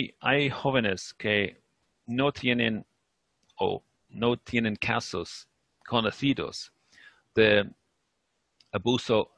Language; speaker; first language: Spanish; non-native, fluent; English